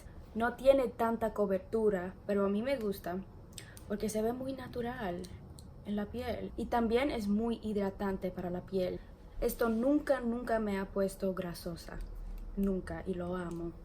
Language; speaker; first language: Spanish; early bilingual, heritage; English